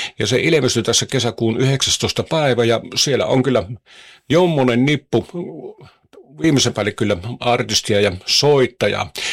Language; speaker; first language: Finnish; native; Finnish